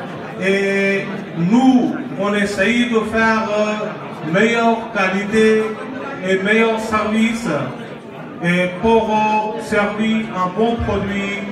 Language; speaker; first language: French; non-native, learner; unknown